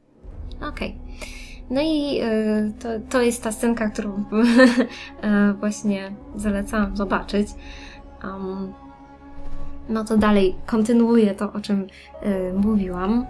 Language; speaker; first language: Polish; native; Polish